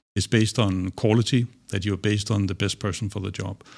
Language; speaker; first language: English; non-native, fluent; Danish